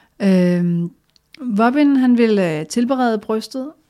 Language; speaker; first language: Danish; native; Danish